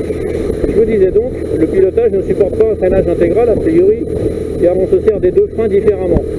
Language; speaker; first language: French; native; French